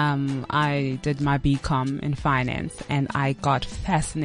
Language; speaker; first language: English; non-native, local second language; Xhosa